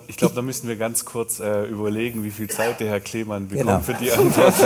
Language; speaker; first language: German; native; German